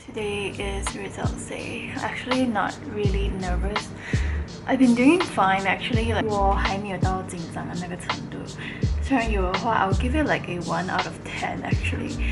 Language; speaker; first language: English; non-native, local second language; Chinese